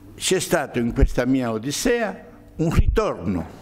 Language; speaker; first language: Italian; native; Italian